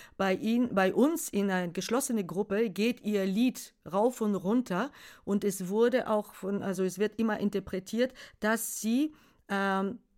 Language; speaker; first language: German; non-native, fluent; Bulgarian